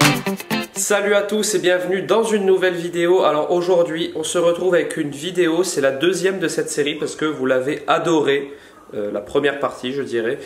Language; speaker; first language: French; native; French